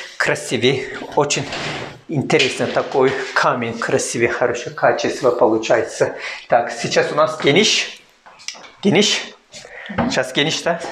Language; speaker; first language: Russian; non-native, learner; Turkish